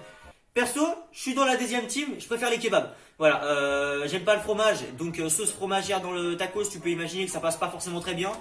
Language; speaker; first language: French; native; French